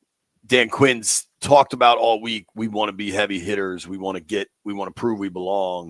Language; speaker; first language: English; native; English